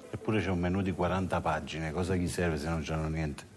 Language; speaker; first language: Italian; native; Italian